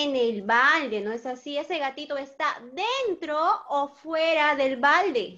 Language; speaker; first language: Spanish; native; Spanish